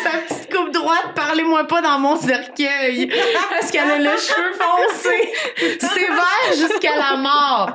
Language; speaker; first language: French; native; French